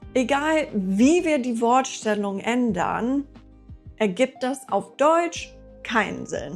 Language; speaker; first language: German; non-native, fluent; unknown